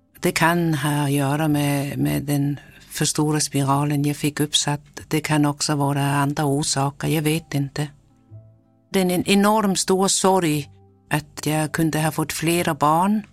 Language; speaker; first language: Swedish; non-native, fluent; Kalaallisut